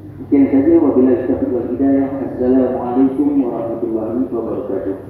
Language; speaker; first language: Malay; native; Malay